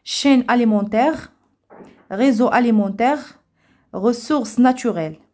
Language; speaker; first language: French; non-native, local second language; Arabic